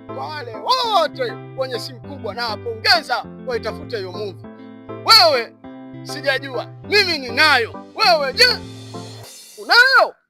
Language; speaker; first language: Swahili; native; Swahili